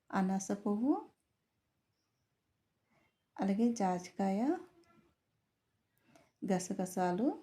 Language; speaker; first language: Telugu; native; Telugu